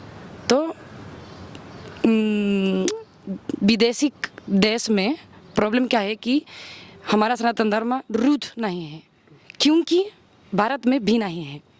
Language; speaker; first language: Hindi; non-native, learner; Spanish